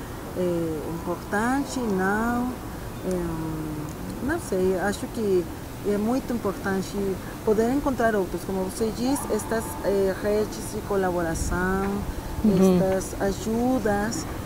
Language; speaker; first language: Portuguese; non-native, fluent; Spanish